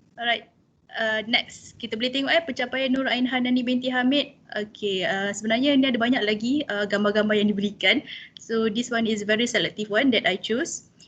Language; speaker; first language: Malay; native; Malay